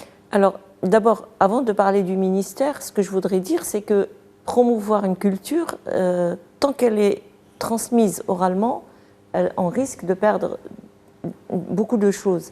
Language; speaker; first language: French; non-native, local second language; Arabic